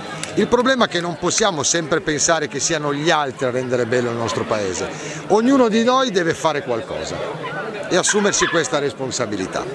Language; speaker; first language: Italian; native; Italian